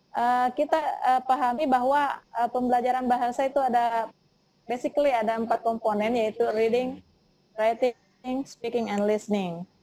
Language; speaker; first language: Indonesian; native; Indonesian